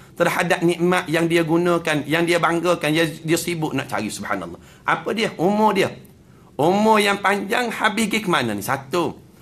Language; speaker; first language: Malay; native; Malay